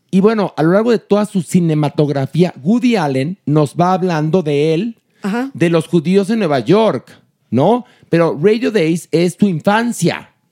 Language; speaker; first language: Spanish; native; Spanish